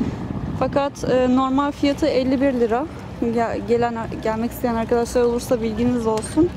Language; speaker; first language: Turkish; native; Turkish